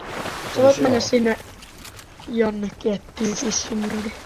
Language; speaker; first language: Finnish; native; Finnish